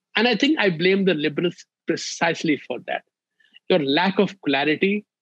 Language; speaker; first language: English; non-native, local second language; Hindi